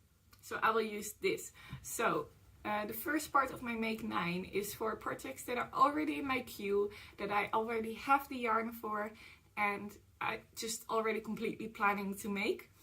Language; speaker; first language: English; non-native, fluent; Dutch